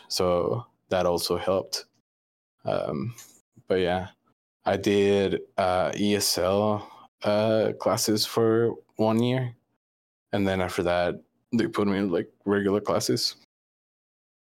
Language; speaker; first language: English; non-native, fluent; Spanish